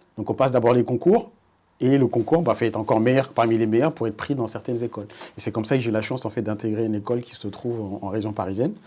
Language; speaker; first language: French; early bilingual, other home language; Wolof